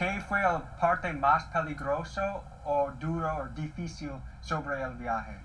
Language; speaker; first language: Spanish; non-native, learner; English